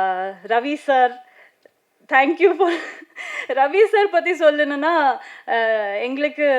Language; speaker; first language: Tamil; non-native, fluent; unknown